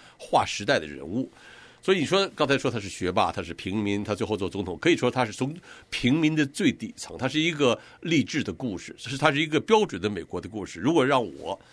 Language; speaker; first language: Chinese; native; Chinese